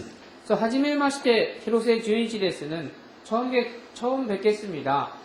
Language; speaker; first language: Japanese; non-native, fluent; Korean